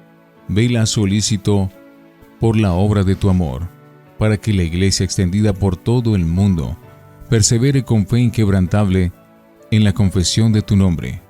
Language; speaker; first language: Spanish; native; Spanish